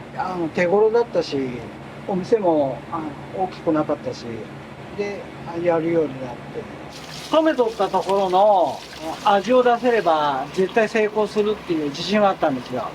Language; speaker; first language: Japanese; native; Japanese